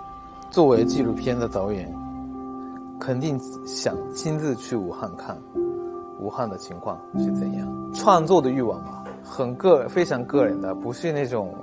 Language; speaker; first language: Chinese; non-native, fluent; Japanese